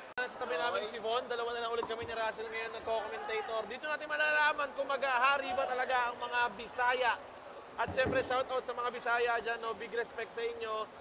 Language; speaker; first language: Filipino; native; Filipino